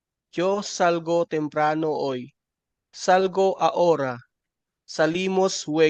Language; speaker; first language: Spanish; non-native, learner; Filipino